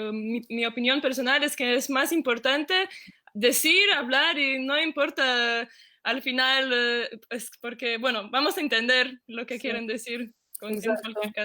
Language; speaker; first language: Spanish; non-native, fluent; Lithuanian